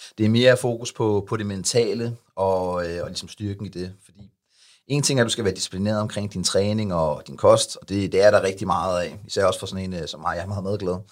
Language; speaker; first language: Danish; early bilingual, other home language; Arabic